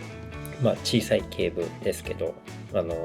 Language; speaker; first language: Japanese; native; Japanese